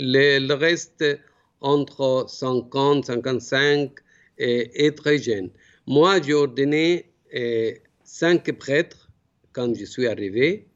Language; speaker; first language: French; non-native, learner; Arabic